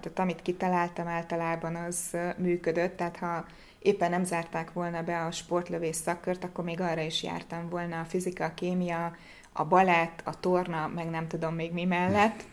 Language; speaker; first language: Hungarian; native; Hungarian